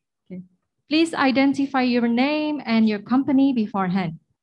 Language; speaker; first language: English; non-native, fluent; Indonesian